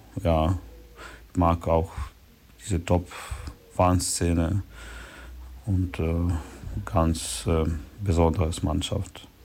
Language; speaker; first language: German; non-native, learner; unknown